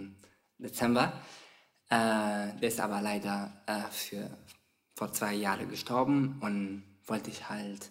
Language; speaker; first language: German; non-native, fluent; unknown